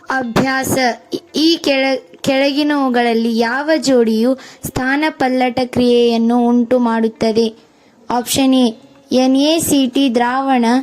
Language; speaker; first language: Kannada; native; Kannada